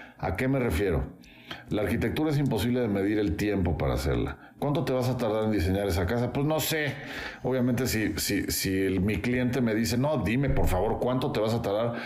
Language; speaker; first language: Spanish; native; Spanish